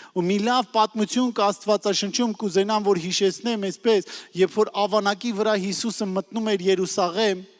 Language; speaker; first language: Armenian; native; Armenian